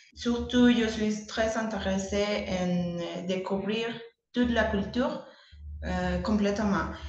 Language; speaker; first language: French; non-native, learner; Spanish